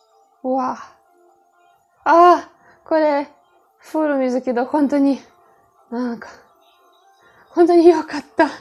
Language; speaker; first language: Japanese; non-native, learner; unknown